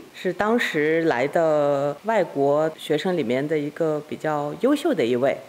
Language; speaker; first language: Chinese; non-native, fluent; Kazakh